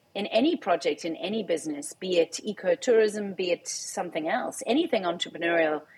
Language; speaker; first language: English; native; English